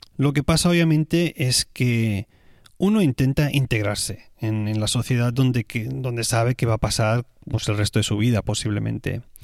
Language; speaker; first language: Spanish; native; Spanish